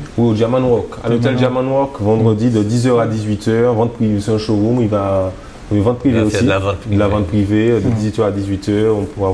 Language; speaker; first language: French; native; French